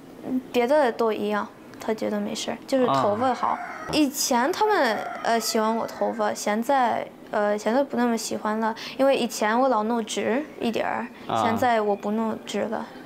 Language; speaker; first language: Chinese; early bilingual, heritage; Chinese